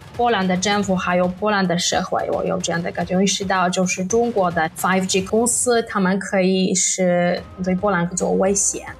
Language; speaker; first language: Chinese; non-native, fluent; Polish